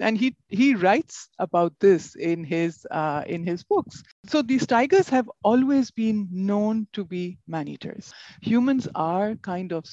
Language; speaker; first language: English; non-native, local second language; Bangla